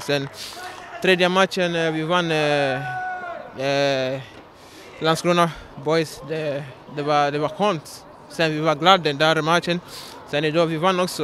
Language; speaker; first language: Swedish; non-native, learner; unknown